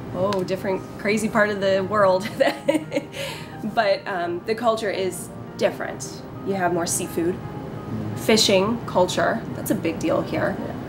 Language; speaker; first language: English; native; English